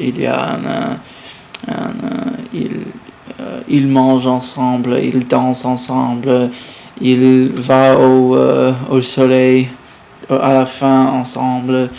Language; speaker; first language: French; non-native, learner; English